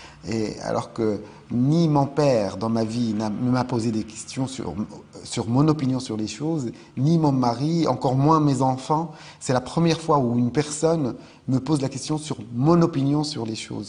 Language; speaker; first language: French; non-native, local second language; Arabic